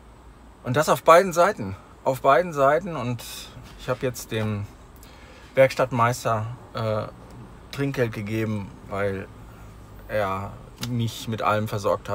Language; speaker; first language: German; native; German